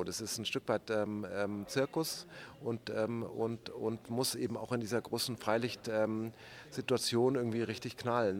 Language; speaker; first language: German; native; German